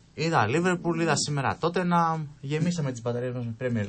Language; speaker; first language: Greek; native; Greek